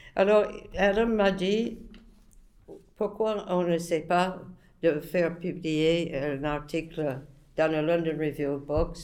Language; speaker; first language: French; non-native, fluent; English